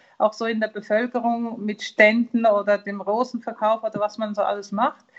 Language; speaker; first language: German; early bilingual, heritage; German